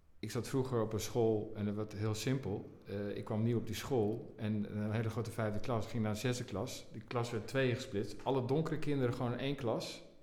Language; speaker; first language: Dutch; native; Dutch